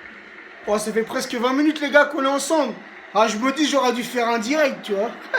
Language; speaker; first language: French; native; French